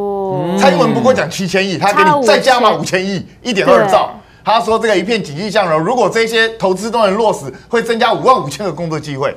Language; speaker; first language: Chinese; native; Chinese